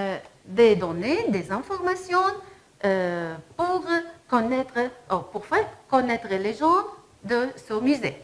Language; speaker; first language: French; non-native, fluent; Arabic